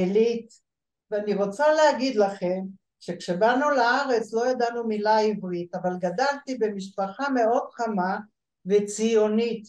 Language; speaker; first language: Hebrew; early bilingual, other home language; Bulgarian